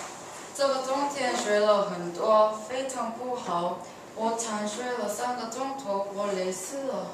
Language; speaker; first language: Chinese; non-native, learner; English